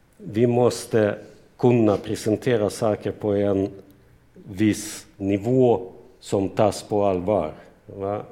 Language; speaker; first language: Swedish; non-native, fluent; Russian